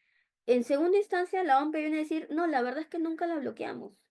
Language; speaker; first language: Spanish; native; Spanish